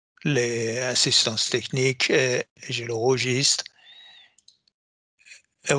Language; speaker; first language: French; non-native, fluent; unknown